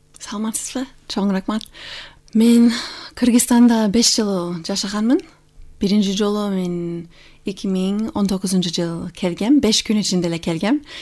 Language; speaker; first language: Kyrgyz; non-native, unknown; English